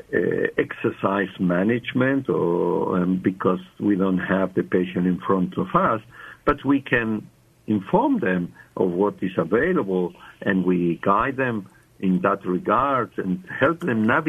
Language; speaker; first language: English; non-native, fluent; Spanish